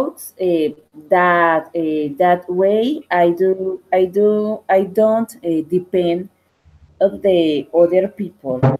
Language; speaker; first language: English; non-native, learner; Spanish